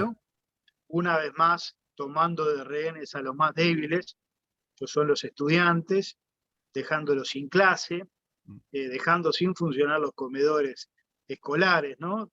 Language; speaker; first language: Spanish; native; Spanish